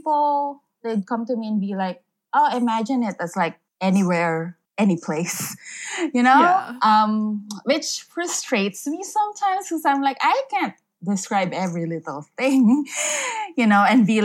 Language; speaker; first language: English; non-native, local second language; Filipino